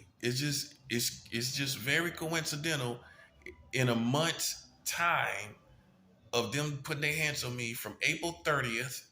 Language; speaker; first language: English; native; English